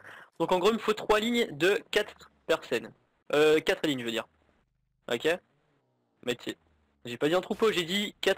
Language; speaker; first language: French; native; French